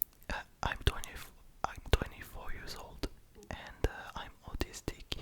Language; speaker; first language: English; non-native, learner; French